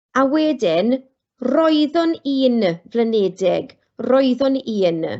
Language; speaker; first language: Welsh; non-native, local second language; English